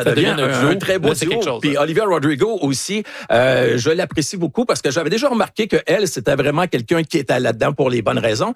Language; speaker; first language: French; native; French